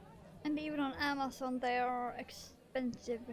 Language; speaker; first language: English; non-native, fluent; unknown